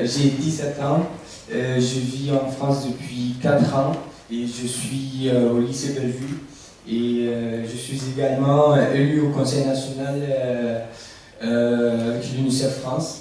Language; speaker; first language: French; non-native, fluent; Arabic